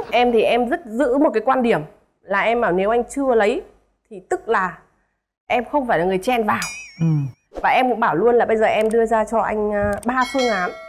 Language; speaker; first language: Vietnamese; native; Vietnamese